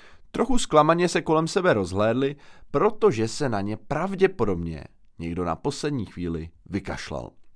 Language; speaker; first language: Czech; native; Czech